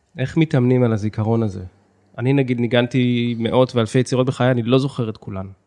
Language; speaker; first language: Hebrew; native; Hebrew